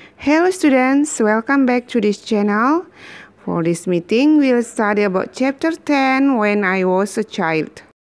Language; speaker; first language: English; non-native, fluent; Indonesian